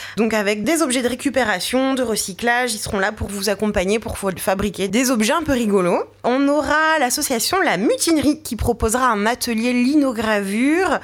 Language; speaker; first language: French; native; French